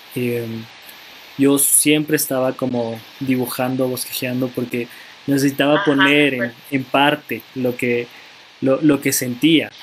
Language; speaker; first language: Spanish; native; Spanish